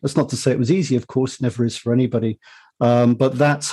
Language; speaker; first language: English; native; English